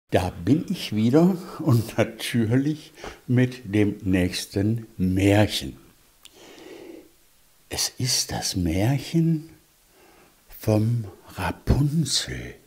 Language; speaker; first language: German; native; German